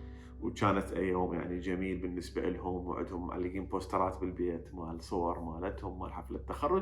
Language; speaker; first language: Arabic; native; Arabic